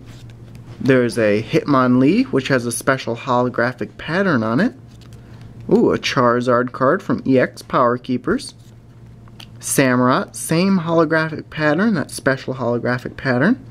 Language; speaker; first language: English; native; English